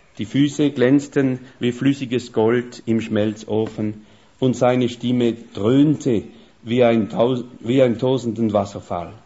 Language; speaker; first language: German; non-native, fluent; French